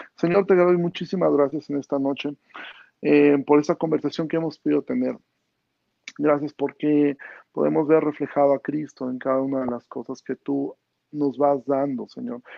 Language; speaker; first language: Spanish; native; Spanish